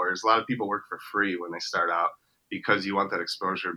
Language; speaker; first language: English; native; English